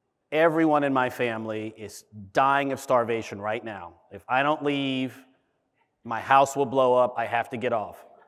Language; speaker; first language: English; early bilingual, other home language; German